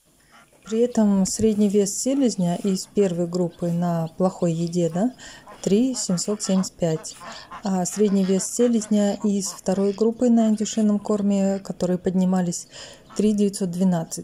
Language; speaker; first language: Russian; native; Russian